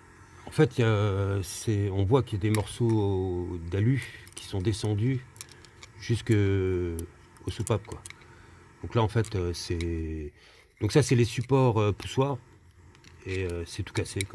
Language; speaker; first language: French; native; French